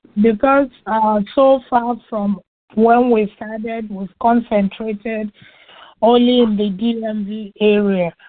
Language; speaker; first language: English; non-native, local second language; Igbo